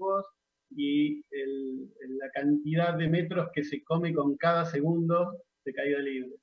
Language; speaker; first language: Spanish; native; Spanish